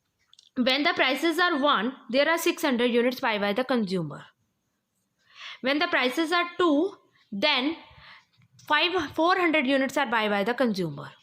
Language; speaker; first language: English; non-native, local second language; Hindi